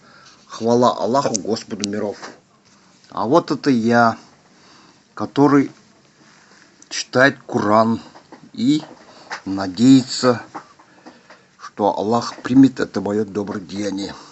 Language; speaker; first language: Russian; non-native, local second language; Kazakh